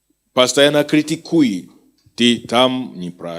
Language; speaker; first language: Russian; non-native, fluent; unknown